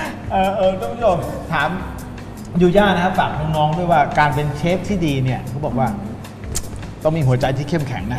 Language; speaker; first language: Thai; native; Thai